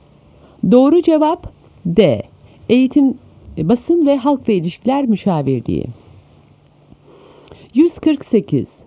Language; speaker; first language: Turkish; native; Turkish